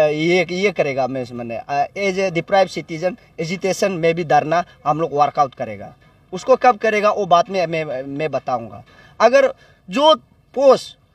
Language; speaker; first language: Hindi; non-native, local second language; Nyishi